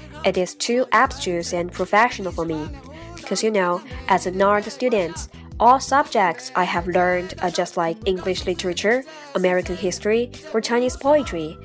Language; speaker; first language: English; non-native, fluent; Chinese